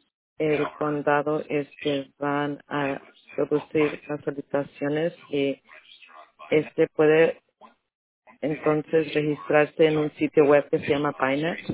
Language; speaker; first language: Spanish; early bilingual, heritage; Spanish